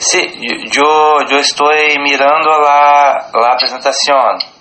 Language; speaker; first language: Spanish; non-native, learner; Portuguese